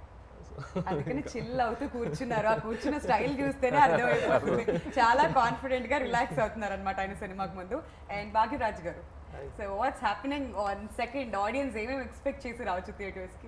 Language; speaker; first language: Telugu; native; Telugu